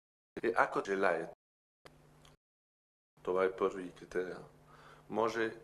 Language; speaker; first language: Bulgarian; non-native, learner; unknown